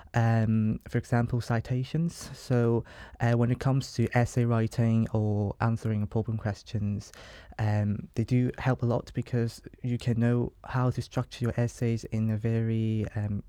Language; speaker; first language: English; non-native, local second language; Cantonese